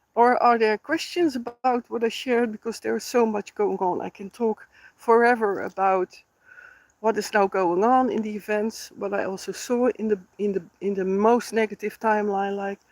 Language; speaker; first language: English; non-native, fluent; Dutch